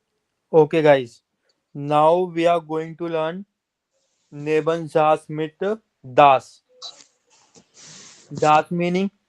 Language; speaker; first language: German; non-native, fluent; Hindi